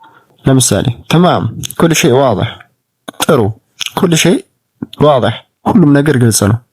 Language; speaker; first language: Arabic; non-native, fluent; Amharic